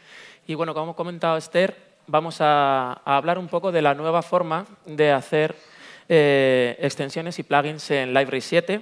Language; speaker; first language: Spanish; native; Spanish